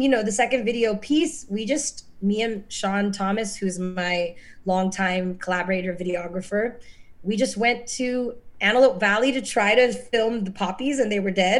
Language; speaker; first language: English; native; English